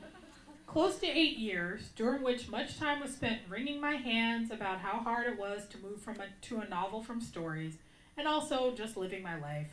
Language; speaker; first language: English; native; English